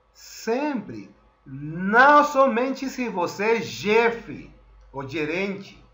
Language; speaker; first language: Portuguese; non-native, fluent; Spanish